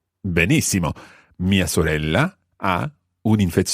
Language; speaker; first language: Italian; non-native, fluent; English